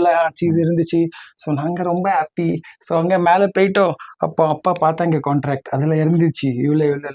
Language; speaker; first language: Tamil; early bilingual, heritage; Tamil